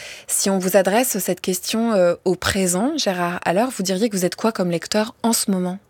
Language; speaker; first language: French; native; French